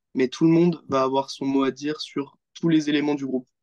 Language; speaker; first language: French; native; French